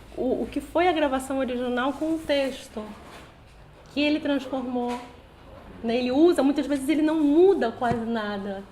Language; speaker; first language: Portuguese; early bilingual, other home language; Spanish